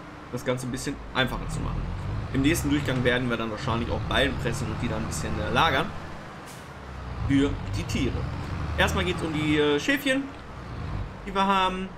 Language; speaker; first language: German; native; German